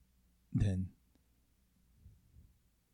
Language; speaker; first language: English; non-native, local second language; Zulu